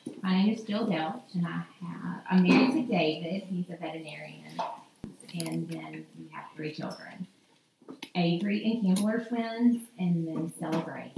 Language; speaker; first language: English; native; English